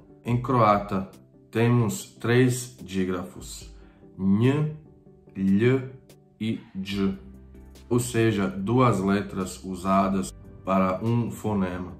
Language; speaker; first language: Portuguese; non-native, fluent; Croatian